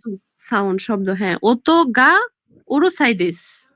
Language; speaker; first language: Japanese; non-native, learner; Bangla